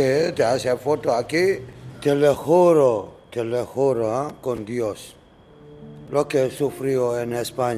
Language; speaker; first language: Spanish; non-native, learner; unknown